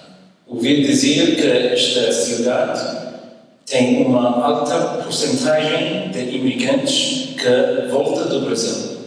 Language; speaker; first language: Portuguese; early bilingual, heritage; English